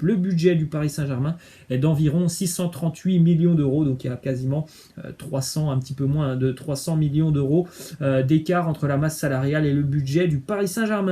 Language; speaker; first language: French; native; French